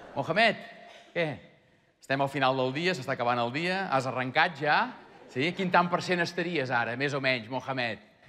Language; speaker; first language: Catalan; native; Catalan